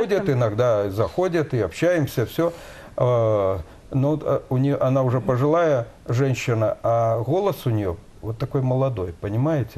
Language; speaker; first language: Russian; native; Russian